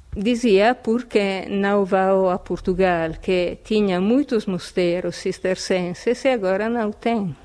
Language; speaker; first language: Portuguese; non-native, fluent; Italian